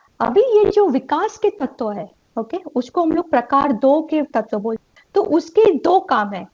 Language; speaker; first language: Hindi; non-native, local second language; Gujarati